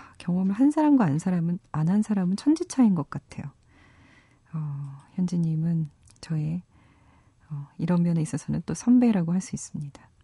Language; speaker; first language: Korean; native; Korean